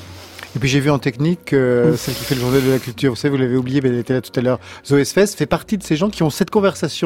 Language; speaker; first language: French; native; French